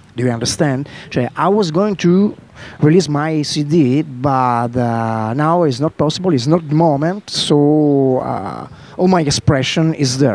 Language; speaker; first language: English; non-native, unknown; Italian